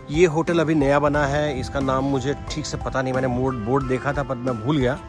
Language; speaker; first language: Hindi; native; Hindi